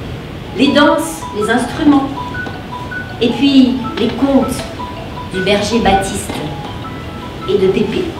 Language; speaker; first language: French; native; French